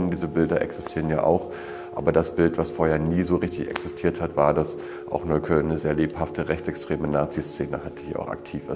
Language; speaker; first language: German; native; German